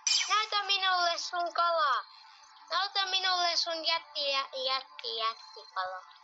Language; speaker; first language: Finnish; early bilingual, other home language; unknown